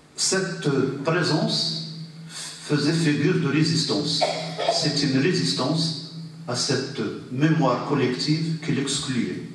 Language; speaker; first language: French; non-native, local second language; Arabic